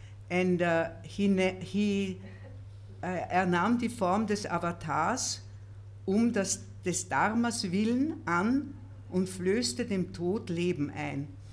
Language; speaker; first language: German; native; German